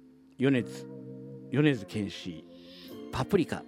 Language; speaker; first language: Japanese; native; Japanese